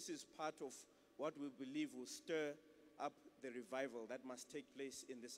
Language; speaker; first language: English; non-native, local second language; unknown